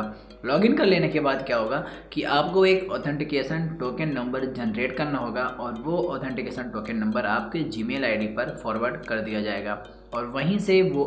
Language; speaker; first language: Hindi; native; Hindi